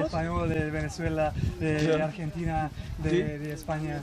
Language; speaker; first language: Spanish; non-native, learner; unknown